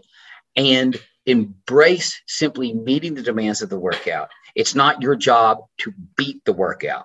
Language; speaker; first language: English; native; English